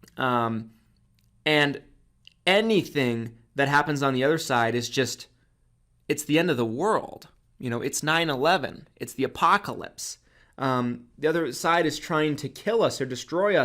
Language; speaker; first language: English; native; English